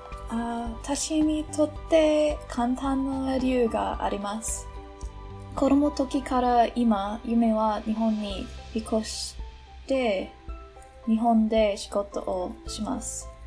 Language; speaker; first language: Japanese; non-native, learner; English